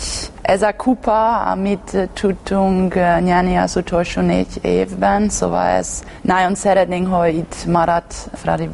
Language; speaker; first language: Hungarian; non-native, learner; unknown